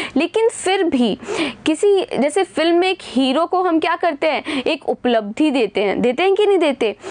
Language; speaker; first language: Hindi; native; Hindi